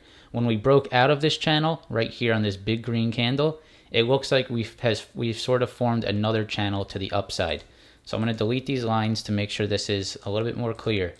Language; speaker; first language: English; native; English